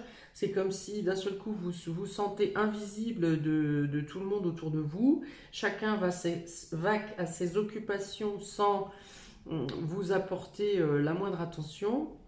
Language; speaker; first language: French; native; French